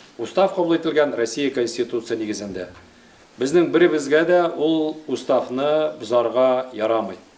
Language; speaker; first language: Tatar; native; Tatar